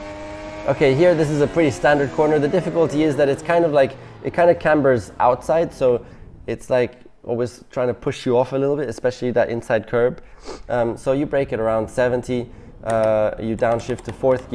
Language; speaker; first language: English; non-native, fluent; German